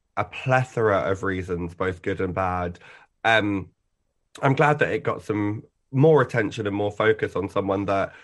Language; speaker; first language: English; native; English